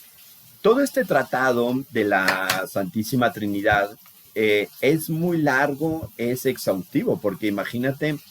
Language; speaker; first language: Spanish; native; Spanish